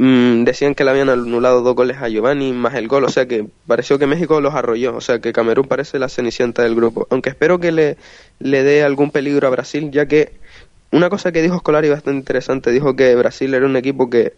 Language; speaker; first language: Spanish; native; Spanish